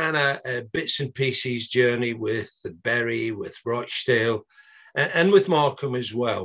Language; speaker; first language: English; native; English